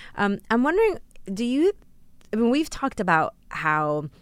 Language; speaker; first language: English; early bilingual, other home language; Spanish